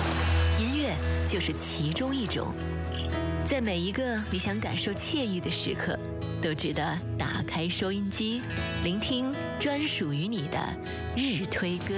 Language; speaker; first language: Chinese; native; Chinese